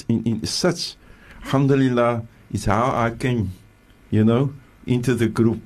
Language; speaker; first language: English; native; English